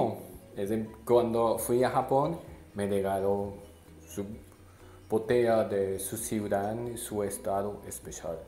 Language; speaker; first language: Spanish; non-native, learner; Japanese